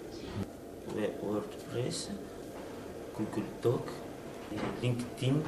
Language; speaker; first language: French; non-native, local second language; Malagasy